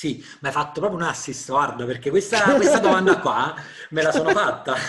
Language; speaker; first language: Italian; native; Italian